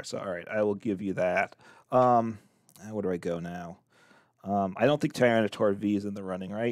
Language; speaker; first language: English; native; English